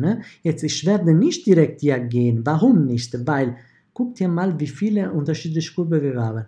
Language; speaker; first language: German; non-native, fluent; Italian